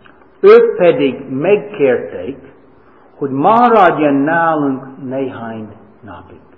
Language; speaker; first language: Hungarian; non-native, fluent; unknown